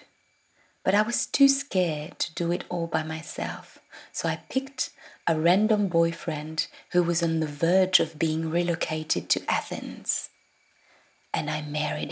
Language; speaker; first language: English; non-native, fluent; French